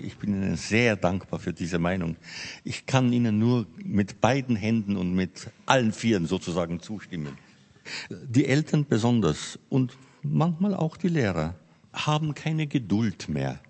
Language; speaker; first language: German; non-native, fluent; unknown